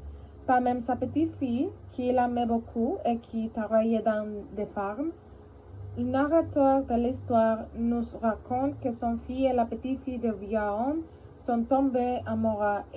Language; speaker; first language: French; non-native, learner; Spanish